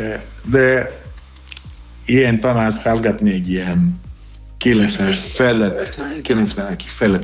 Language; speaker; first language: Hungarian; non-native, fluent; Greek